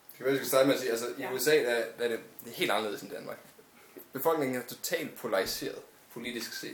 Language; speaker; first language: Danish; native; Danish